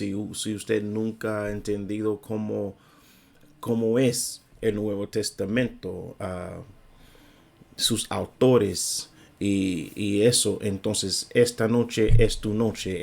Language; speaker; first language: Spanish; non-native, fluent; English